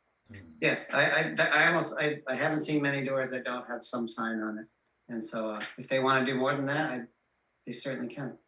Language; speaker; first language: English; native; English